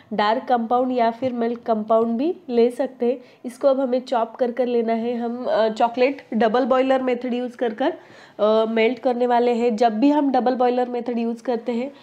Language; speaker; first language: Hindi; non-native, local second language; Marathi